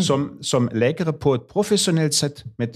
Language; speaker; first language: Swedish; non-native, fluent; German